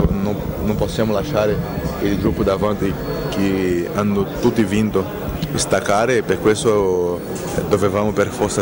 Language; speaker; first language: Italian; non-native, fluent; Portuguese